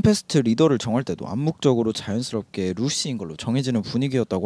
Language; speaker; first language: Korean; native; Korean